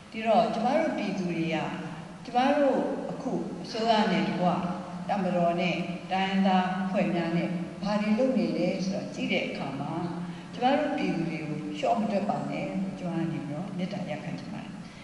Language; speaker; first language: Burmese; native; Burmese